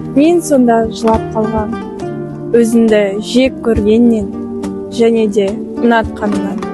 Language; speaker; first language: Kazakh; non-native, local second language; Russian